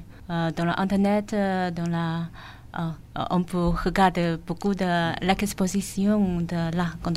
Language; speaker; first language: French; non-native, learner; Chinese